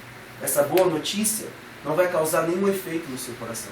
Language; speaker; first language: Portuguese; native; Portuguese